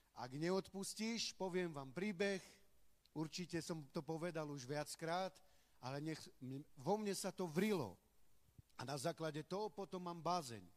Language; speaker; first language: Slovak; non-native, local second language; Romany